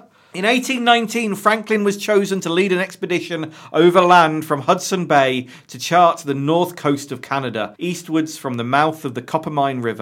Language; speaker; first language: English; native; English